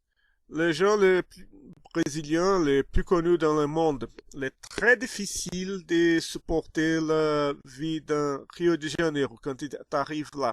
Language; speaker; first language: French; non-native, fluent; Portuguese